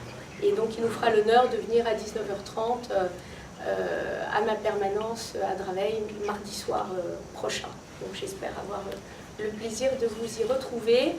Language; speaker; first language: French; native; French